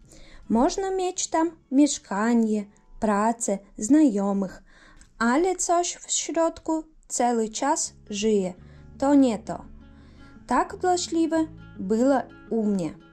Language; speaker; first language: Polish; early bilingual, heritage; Polish